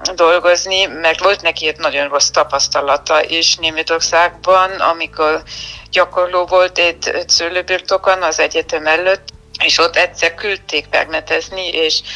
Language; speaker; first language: Hungarian; non-native, fluent; German